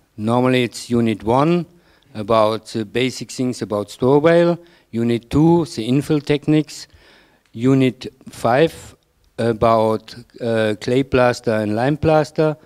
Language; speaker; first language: English; non-native, fluent; German